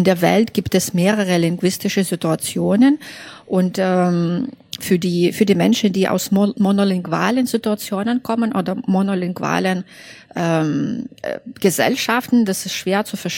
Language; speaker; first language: German; non-native, fluent; Russian